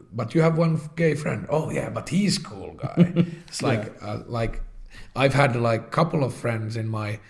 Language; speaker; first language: English; non-native, fluent; Finnish